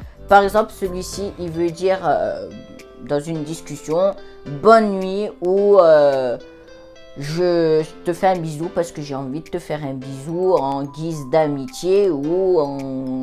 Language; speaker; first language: French; native; French